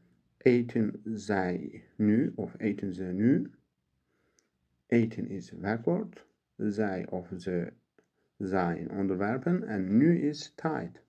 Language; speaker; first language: Dutch; non-native, learner; Turkish